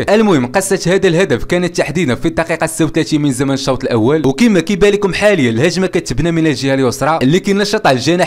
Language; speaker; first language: Arabic; native; Arabic